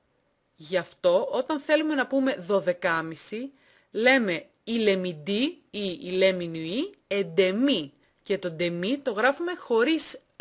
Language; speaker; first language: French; non-native, fluent; Greek